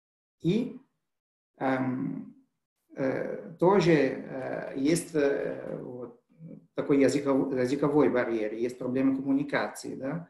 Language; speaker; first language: Russian; non-native, fluent; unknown